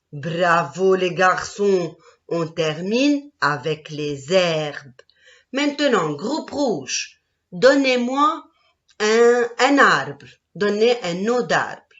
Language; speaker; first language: French; non-native, local second language; Arabic